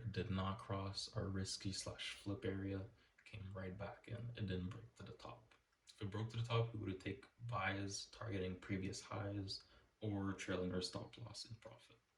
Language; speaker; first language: English; native; English